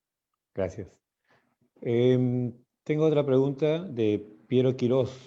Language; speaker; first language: Spanish; native; Spanish